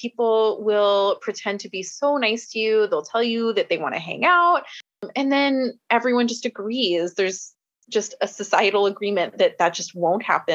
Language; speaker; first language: English; native; English